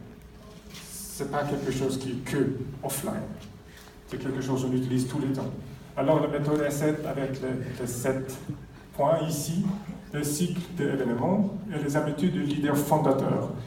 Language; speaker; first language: French; non-native, fluent; Swedish